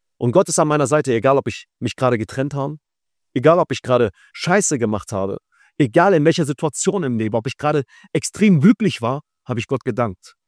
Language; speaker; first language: German; early bilingual, other home language; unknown